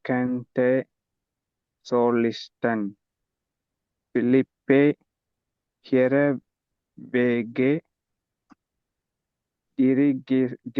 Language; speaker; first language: German; non-native, learner; Tamil